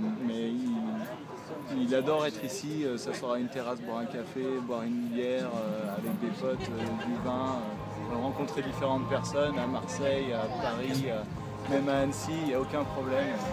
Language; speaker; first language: French; native; French